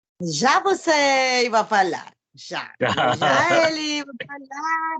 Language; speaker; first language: Portuguese; non-native, learner; Spanish